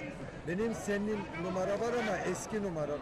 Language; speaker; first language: Turkish; early bilingual, heritage; Turkish